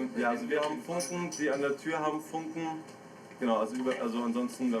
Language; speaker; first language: German; native; German